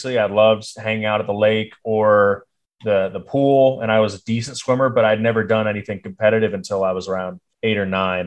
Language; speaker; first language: English; native; English